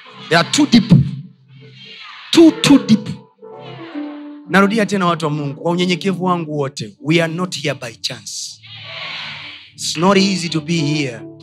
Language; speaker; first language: English; non-native, local second language; Swahili